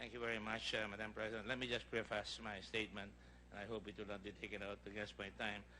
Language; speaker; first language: English; non-native, local second language; Filipino